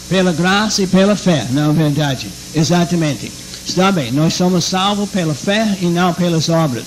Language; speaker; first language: Portuguese; non-native, fluent; English